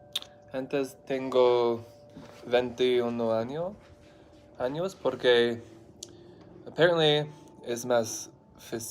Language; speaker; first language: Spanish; non-native, learner; English